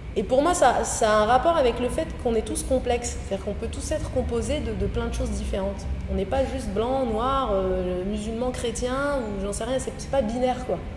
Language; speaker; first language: French; non-native, local second language; Arabic